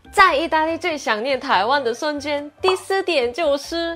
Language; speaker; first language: Chinese; non-native, fluent; Korean